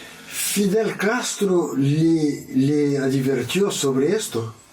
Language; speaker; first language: Spanish; non-native, learner; Portuguese